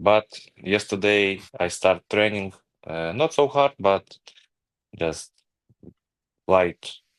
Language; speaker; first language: English; non-native, learner; Ukrainian